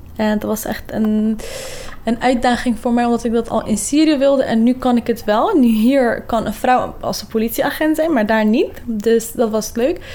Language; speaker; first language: Dutch; early bilingual, other home language; Kurdish